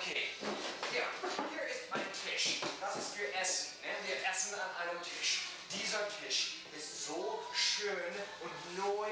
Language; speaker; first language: German; non-native, learner; English